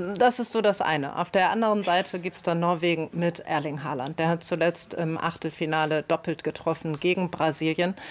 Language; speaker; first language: German; native; German